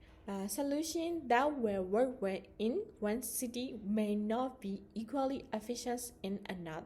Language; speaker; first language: English; non-native, learner; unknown